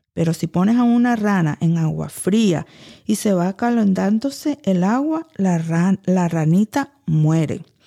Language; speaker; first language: Spanish; early bilingual, heritage; Spanish